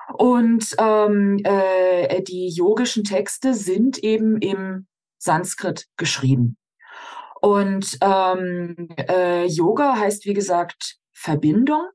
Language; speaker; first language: German; native; German